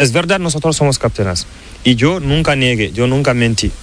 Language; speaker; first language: Spanish; non-native, learner; Fula